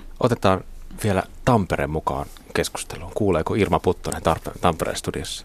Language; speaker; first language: Finnish; native; Finnish